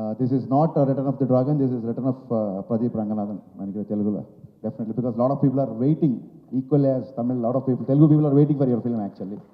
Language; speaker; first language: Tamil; non-native, learner; Telugu